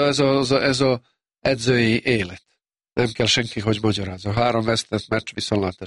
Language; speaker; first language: Hungarian; non-native, local second language; Serbian